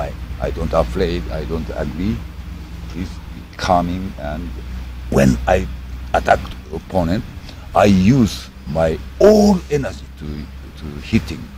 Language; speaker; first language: English; non-native, learner; Japanese